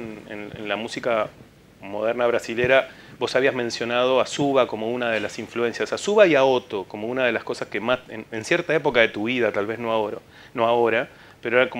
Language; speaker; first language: Spanish; native; Spanish